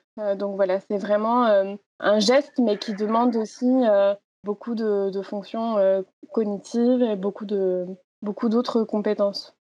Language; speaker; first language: French; native; French